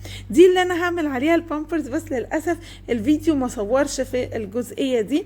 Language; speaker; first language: Arabic; native; Arabic